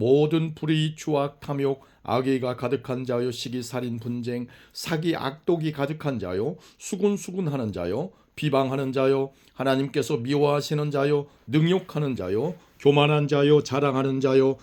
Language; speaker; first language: Korean; native; Korean